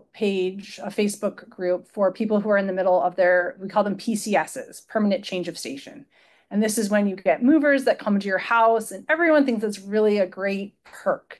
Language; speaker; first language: English; native; English